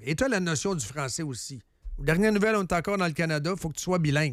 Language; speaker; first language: French; native; French